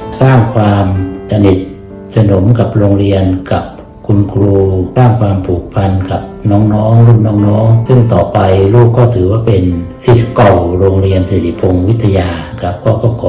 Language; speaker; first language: Thai; native; Thai